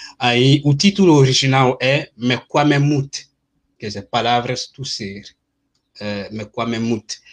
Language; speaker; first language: Portuguese; non-native, fluent; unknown